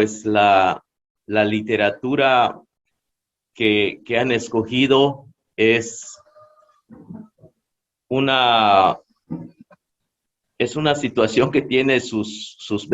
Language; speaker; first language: Spanish; non-native, local second language; Yucateco